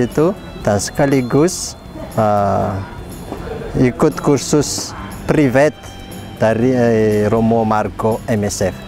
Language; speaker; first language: Indonesian; non-native, fluent; Malagasy